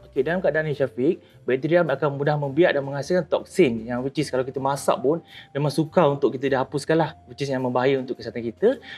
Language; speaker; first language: Malay; native; Malay